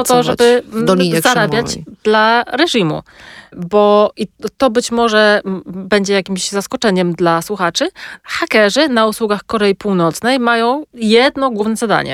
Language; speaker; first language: Polish; native; Polish